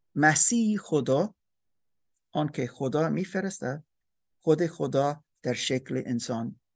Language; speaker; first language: Persian; non-native, learner; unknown